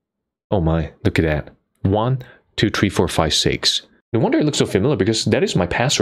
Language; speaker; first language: English; non-native, fluent; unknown